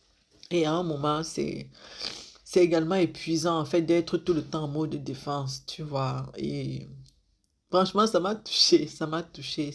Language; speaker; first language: French; native; French